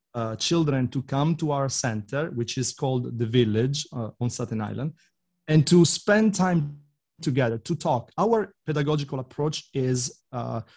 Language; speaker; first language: English; non-native, fluent; Italian